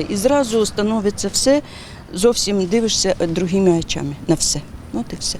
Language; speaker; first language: Ukrainian; native; Ukrainian